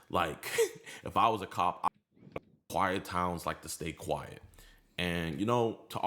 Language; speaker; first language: English; native; English